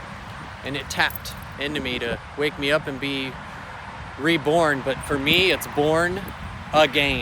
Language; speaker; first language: English; native; English